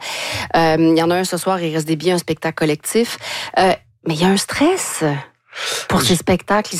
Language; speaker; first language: French; native; French